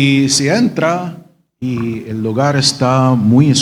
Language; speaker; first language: Spanish; non-native, fluent; Arabic